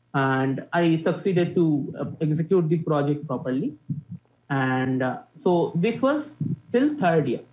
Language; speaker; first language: English; non-native, local second language; Bangla